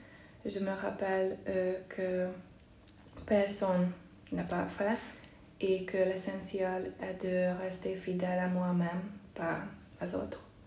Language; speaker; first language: French; non-native, fluent; Hungarian